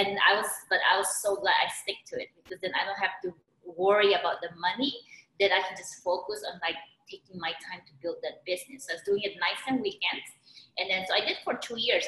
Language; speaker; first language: English; non-native, local second language; Filipino